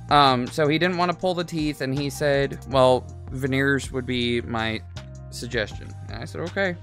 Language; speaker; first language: English; native; English